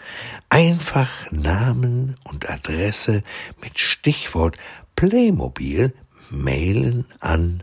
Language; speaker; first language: German; native; German